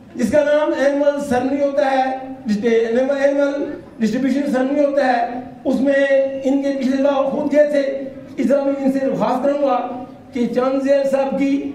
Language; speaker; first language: Urdu; non-native, local second language; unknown